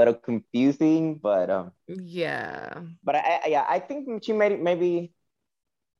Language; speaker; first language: English; non-native, fluent; Spanish